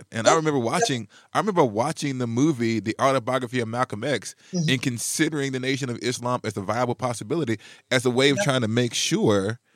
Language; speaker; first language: English; native; English